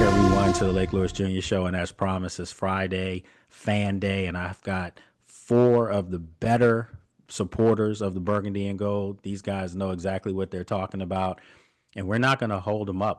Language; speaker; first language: English; native; English